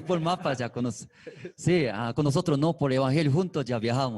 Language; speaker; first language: Spanish; non-native, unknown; Korean